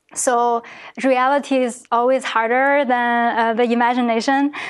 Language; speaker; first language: English; non-native, fluent; Chinese